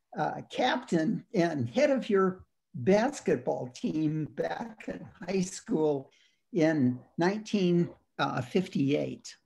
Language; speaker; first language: English; native; English